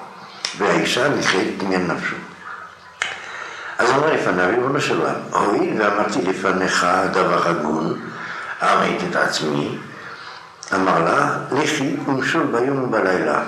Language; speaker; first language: Hebrew; non-native, fluent; French